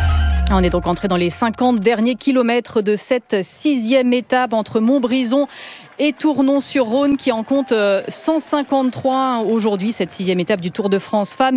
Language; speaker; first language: French; native; French